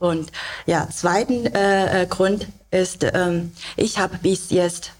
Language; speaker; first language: German; non-native, learner; Chinese